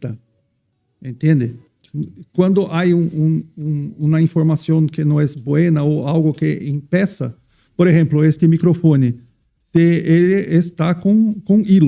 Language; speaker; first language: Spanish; non-native, fluent; Portuguese